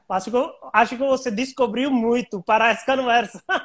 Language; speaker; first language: Portuguese; non-native, learner; Hindi